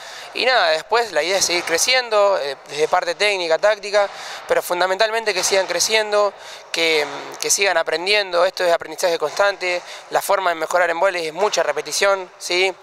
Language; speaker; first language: Spanish; native; Spanish